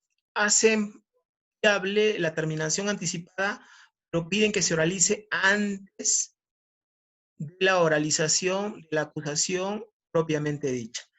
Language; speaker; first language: Spanish; native; Spanish